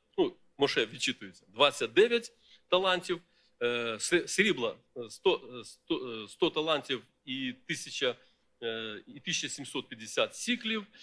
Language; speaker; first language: Ukrainian; non-native, local second language; Russian